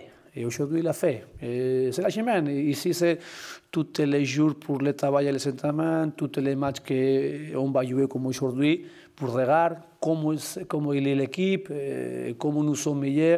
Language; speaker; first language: French; non-native, learner; Spanish